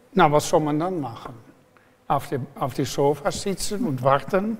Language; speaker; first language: German; non-native, fluent; Dutch